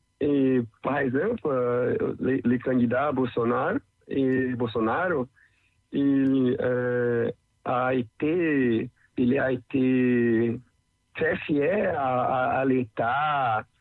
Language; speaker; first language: French; non-native, learner; Portuguese